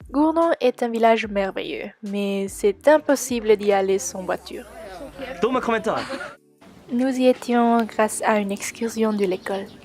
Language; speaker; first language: French; non-native, local second language; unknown